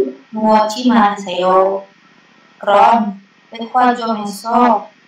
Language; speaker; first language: Korean; non-native, learner; Indonesian